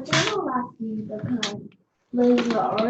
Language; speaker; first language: Russian; early bilingual, heritage; Russian